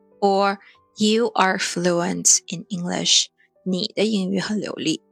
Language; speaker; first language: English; non-native, fluent; Chinese